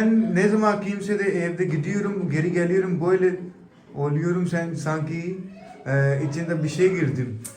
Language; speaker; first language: Turkish; non-native, learner; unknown